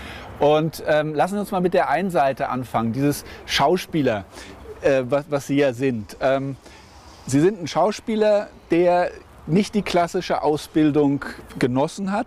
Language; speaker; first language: German; native; German